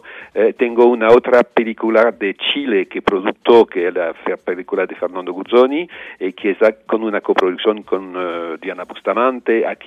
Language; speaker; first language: Spanish; non-native, learner; French